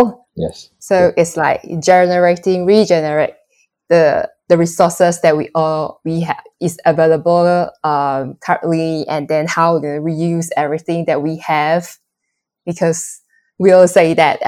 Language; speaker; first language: English; non-native, local second language; Chinese